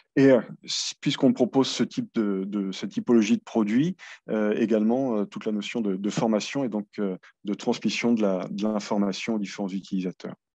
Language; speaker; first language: French; native; French